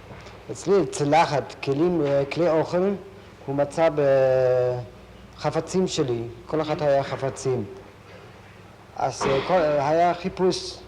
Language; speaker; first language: Hebrew; non-native, fluent; German